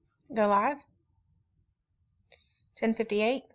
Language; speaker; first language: English; native; English